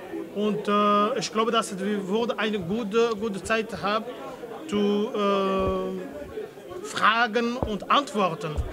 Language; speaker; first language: German; non-native, learner; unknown